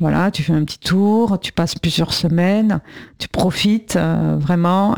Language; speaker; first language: French; native; French